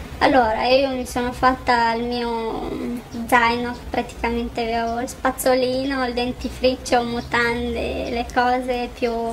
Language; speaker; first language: Italian; non-native, fluent; Romanian